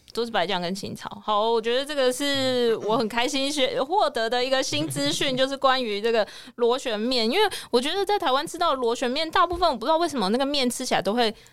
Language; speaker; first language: Chinese; native; Chinese